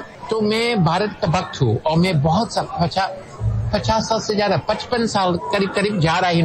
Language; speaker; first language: Hindi; non-native, fluent; English